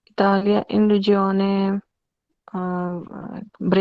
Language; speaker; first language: Italian; non-native, learner; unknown